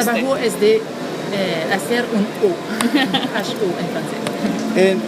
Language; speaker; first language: Spanish; non-native, learner; French